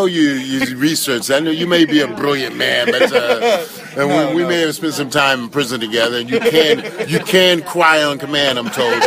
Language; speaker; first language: English; native; English